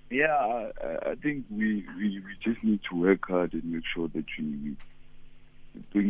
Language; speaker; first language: English; non-native, local second language; Venda